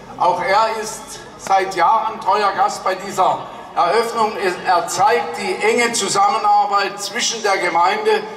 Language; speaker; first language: German; native; German